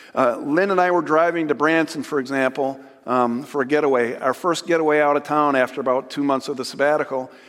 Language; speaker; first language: English; native; English